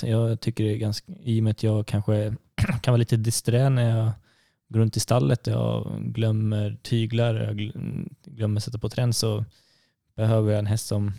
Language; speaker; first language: Swedish; native; Swedish